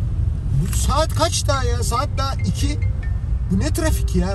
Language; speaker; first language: Turkish; native; Turkish